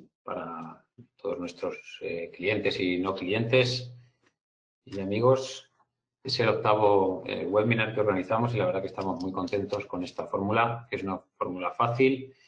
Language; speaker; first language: Spanish; native; Spanish